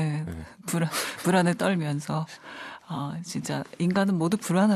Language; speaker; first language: Korean; native; Korean